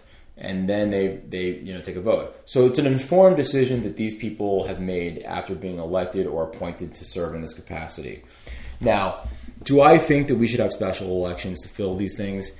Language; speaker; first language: English; native; English